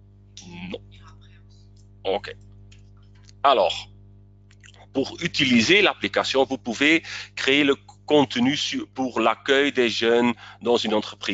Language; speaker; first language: French; non-native, local second language; Dutch